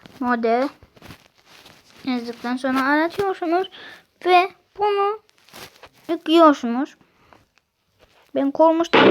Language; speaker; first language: Turkish; native; Turkish